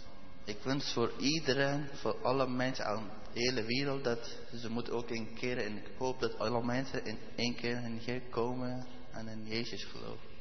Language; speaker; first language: Dutch; non-native, learner; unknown